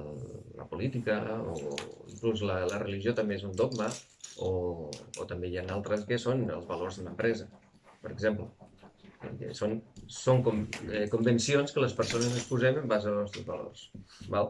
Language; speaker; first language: Catalan; native; Catalan